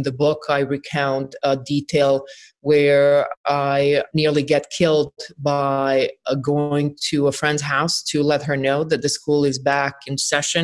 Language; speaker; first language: English; non-native, fluent; Bosnian